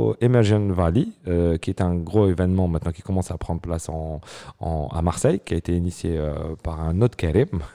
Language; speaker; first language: French; non-native, local second language; Arabic